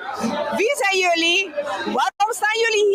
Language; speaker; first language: Dutch; non-native, local second language; Papiamento